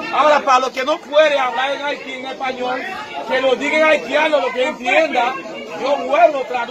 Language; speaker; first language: Spanish; non-native, learner; Haitian Creole